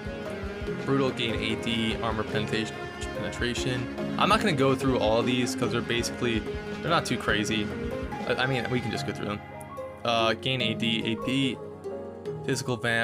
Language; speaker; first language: English; native; English